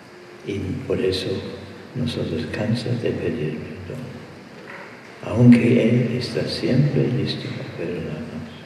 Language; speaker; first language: Spanish; non-native, fluent; English